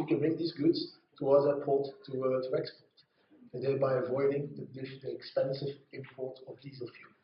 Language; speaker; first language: English; non-native, fluent; Dutch